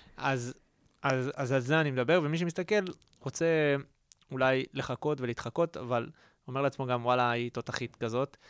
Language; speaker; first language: Hebrew; native; Hebrew